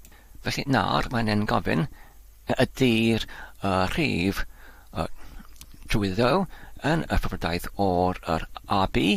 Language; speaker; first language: Welsh; non-native, learner; English